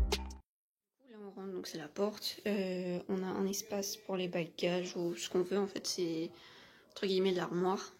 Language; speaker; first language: French; native; French